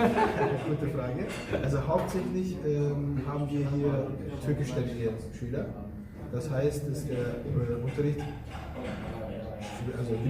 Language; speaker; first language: German; early bilingual, other home language; Turkish